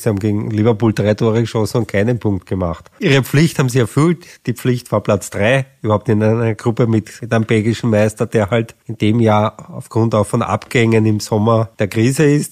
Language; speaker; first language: German; native; German